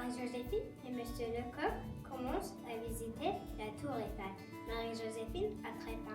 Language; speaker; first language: French; non-native, learner; Turkish